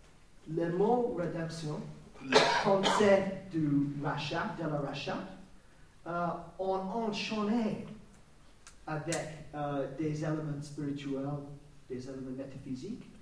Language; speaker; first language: French; non-native, learner; English